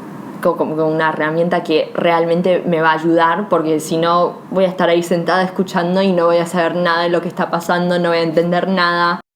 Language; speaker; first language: Spanish; early bilingual, heritage; Spanish